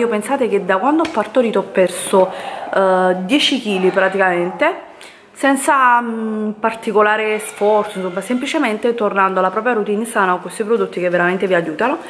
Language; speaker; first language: Italian; native; Italian